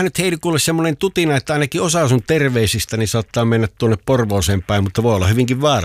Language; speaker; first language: Finnish; native; Finnish